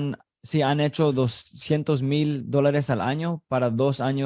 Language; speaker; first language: Spanish; early bilingual, heritage; Spanish